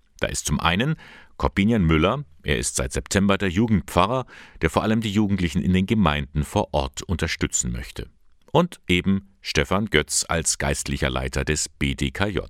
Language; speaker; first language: German; native; German